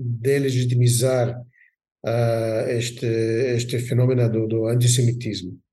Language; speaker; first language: Portuguese; non-native, fluent; Hebrew